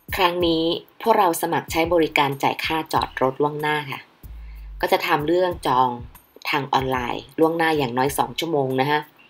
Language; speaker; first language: Thai; native; Thai